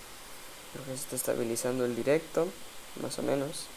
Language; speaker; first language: Spanish; native; Spanish